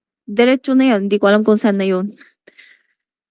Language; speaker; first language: Filipino; non-native, learner; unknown